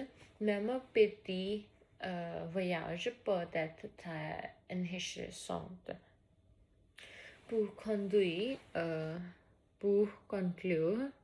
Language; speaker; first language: French; non-native, learner; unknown